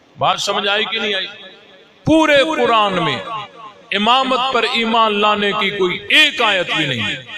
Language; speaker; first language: Urdu; non-native, local second language; Sindhi